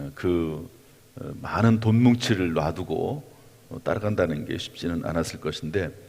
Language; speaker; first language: Korean; native; Korean